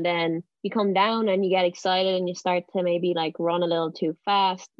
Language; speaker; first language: English; native; English